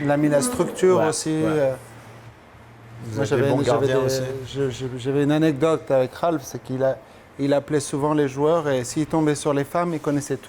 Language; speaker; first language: French; native; French